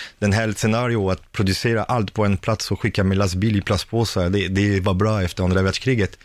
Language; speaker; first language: Swedish; non-native, fluent; French